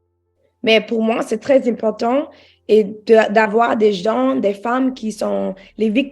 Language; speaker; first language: French; non-native, learner; English